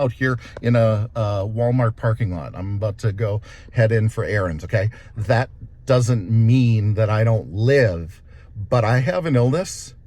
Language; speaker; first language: English; native; English